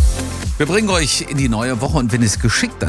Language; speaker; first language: German; native; German